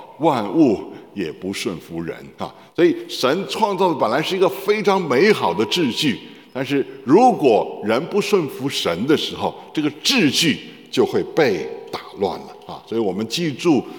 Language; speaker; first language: Chinese; native; Chinese